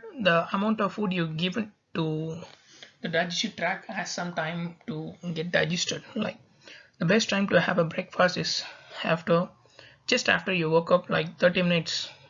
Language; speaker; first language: English; non-native, local second language; Tamil